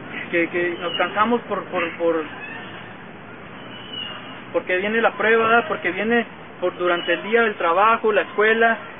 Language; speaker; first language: Spanish; early bilingual, heritage; Spanish